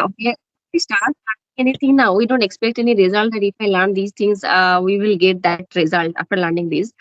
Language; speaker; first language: English; non-native, learner; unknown